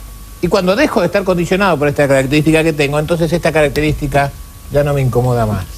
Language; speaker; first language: Spanish; native; Spanish